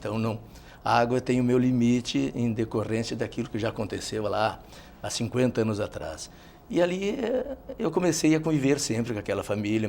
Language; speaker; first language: Portuguese; native; Portuguese